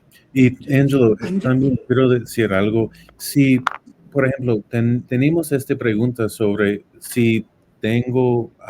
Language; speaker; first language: Spanish; non-native, fluent; English